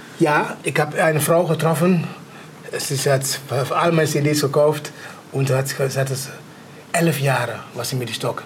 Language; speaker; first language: German; non-native, fluent; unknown